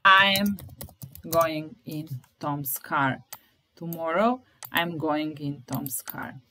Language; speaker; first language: English; non-native, fluent; Serbian